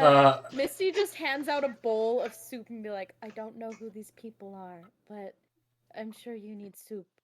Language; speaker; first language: English; native; English